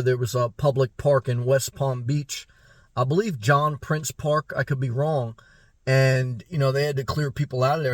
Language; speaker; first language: English; native; English